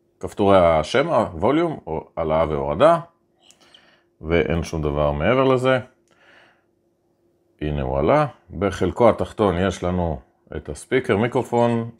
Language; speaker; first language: Hebrew; native; Hebrew